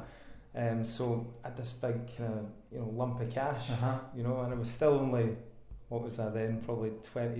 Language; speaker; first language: English; native; English